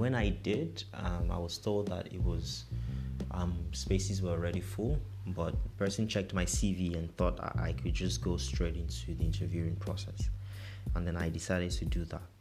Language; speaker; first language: English; non-native, local second language; Yoruba